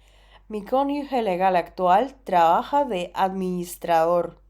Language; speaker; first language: Spanish; non-native, fluent; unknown